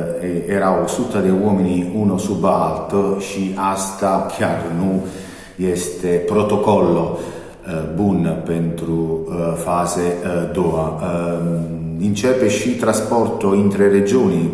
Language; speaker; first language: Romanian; non-native, learner; Italian